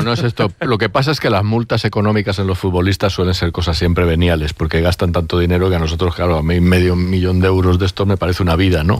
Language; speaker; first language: Spanish; native; Spanish